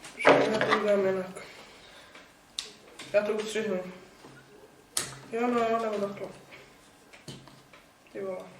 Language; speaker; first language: Czech; native; Czech